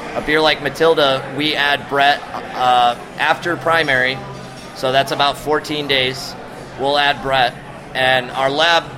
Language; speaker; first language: English; native; English